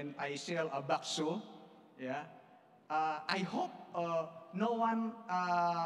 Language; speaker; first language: English; non-native, learner; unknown